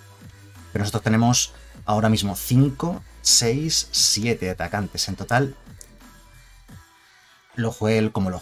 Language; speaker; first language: Spanish; native; Spanish